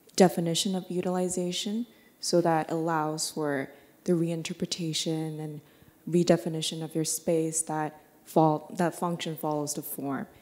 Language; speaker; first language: English; non-native, fluent; Chinese